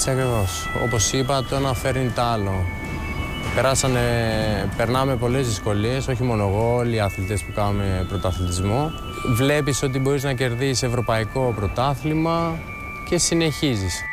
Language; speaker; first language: Greek; native; Greek